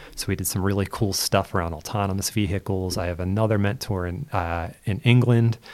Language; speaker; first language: English; native; English